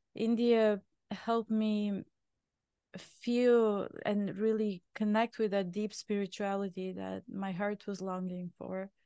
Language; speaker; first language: English; non-native, fluent; Bulgarian